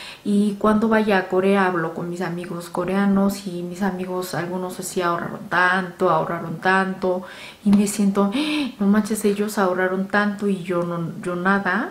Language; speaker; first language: Spanish; non-native, fluent; Korean